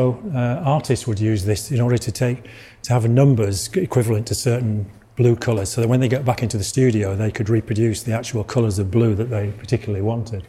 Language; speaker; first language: English; native; English